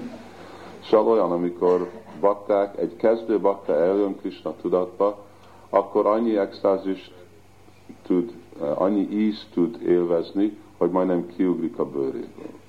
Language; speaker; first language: Hungarian; early bilingual, heritage; Hungarian